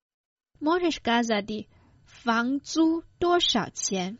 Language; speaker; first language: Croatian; non-native, fluent; Chinese